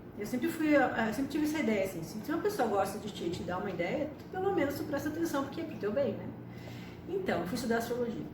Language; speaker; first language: Portuguese; early bilingual, other home language; Spanish